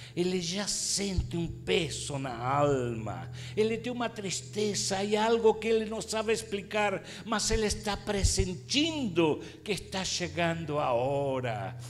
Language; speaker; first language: Portuguese; non-native, fluent; Spanish